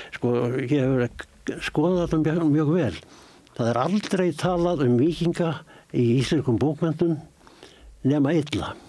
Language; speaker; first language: Icelandic; native; Icelandic